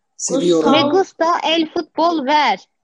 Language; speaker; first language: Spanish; non-native, learner; Turkish